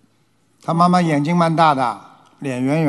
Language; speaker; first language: Chinese; native; Chinese